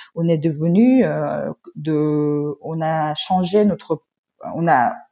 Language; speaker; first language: French; non-native, fluent; Korean